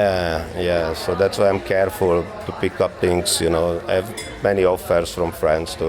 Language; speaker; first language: English; non-native, fluent; Hungarian